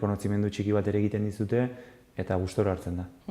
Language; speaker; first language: Basque; native; Basque